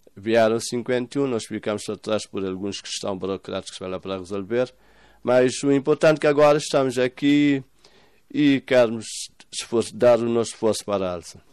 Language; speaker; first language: Portuguese; non-native, local second language; Kabuverdianu